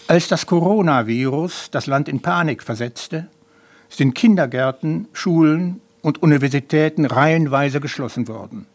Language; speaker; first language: German; native; German